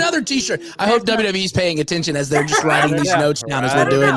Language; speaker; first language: English; native; English